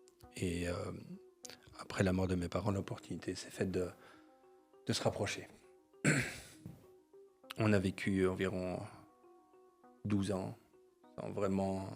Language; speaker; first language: French; native; French